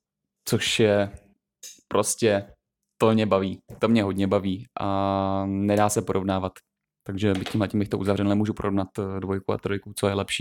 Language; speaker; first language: Czech; native; Czech